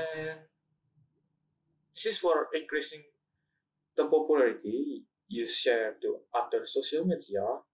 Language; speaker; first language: English; non-native, learner; Indonesian